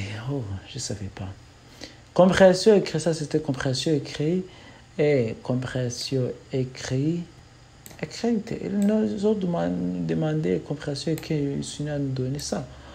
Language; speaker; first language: French; non-native, learner; Kinyarwanda